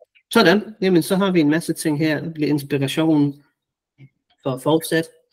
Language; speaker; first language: Danish; non-native, fluent; English